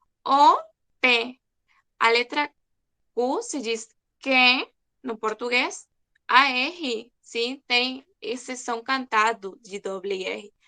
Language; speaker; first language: Portuguese; non-native, fluent; Spanish